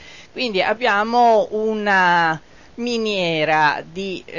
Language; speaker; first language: Italian; native; Italian